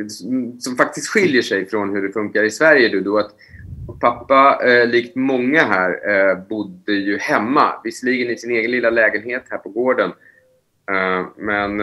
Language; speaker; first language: Swedish; native; Swedish